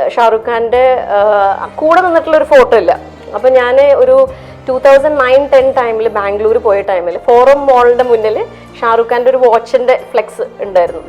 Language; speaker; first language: Malayalam; early bilingual, heritage; Malayalam